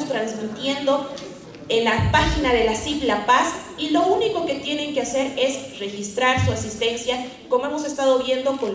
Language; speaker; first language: Spanish; native; Spanish